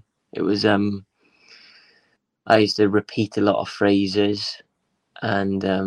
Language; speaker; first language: English; native; English